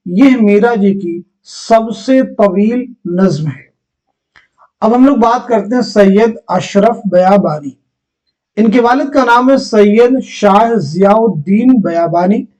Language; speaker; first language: Urdu; native; Urdu